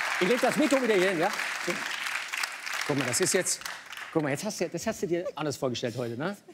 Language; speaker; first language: German; native; German